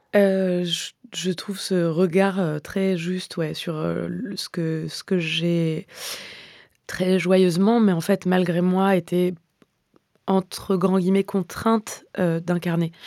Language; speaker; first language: French; native; French